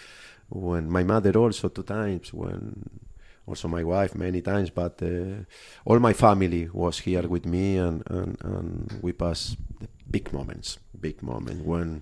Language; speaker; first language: English; non-native, learner; Spanish